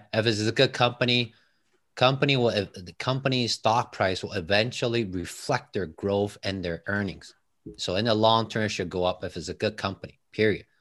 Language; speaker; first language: English; non-native, fluent; Chinese